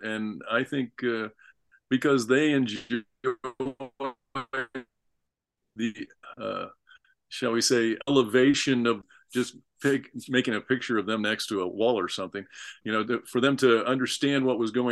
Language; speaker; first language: English; native; English